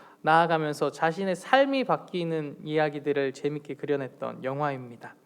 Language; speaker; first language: Korean; native; Korean